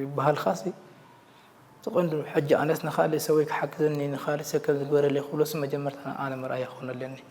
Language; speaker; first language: Tigrinya; non-native, local second language; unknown